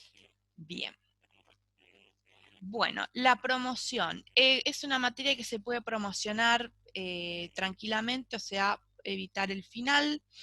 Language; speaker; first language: Spanish; native; Spanish